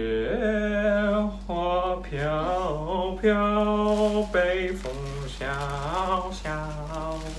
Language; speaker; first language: Chinese; non-native, learner; Malay